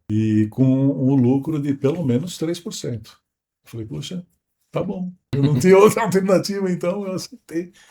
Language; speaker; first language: Portuguese; native; Portuguese